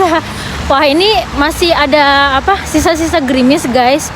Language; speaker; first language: Indonesian; native; Indonesian